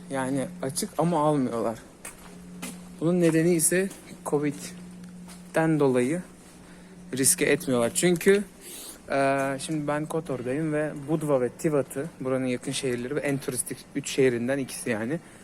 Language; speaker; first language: Turkish; native; Turkish